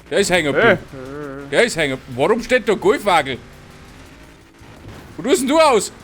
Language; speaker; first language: German; native; German